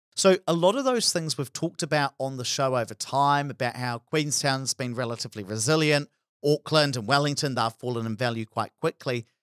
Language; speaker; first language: English; native; English